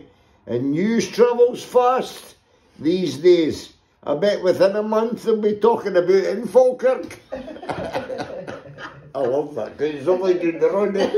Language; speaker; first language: English; native; English